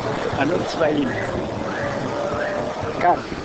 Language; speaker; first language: Hebrew; non-native, fluent; Romanian